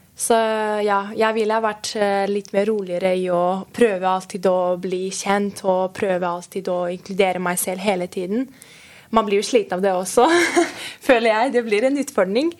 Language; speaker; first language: Norwegian; non-native, fluent; Serbian